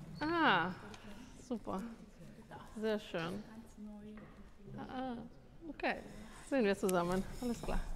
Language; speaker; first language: German; non-native, fluent; Italian